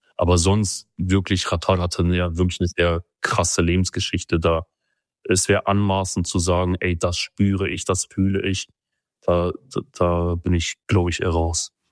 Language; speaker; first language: German; early bilingual, other home language; Kurdish